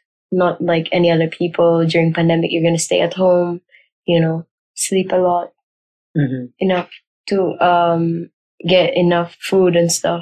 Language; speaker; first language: English; non-native, local second language; Surigaonon